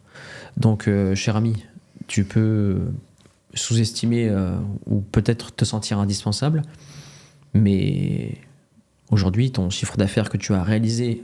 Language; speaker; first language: French; native; French